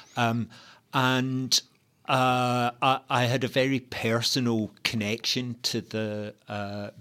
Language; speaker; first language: English; native; English